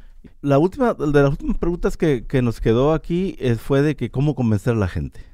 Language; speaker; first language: Spanish; native; Spanish